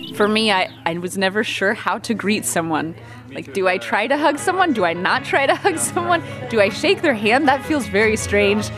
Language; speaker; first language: English; native; English